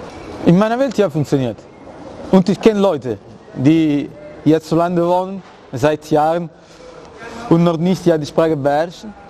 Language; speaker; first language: German; non-native, fluent; Italian